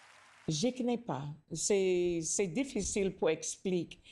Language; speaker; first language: French; non-native, learner; English